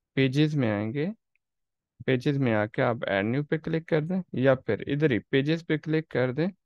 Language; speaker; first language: Urdu; non-native, local second language; Saraiki